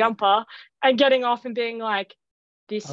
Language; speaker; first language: English; native; English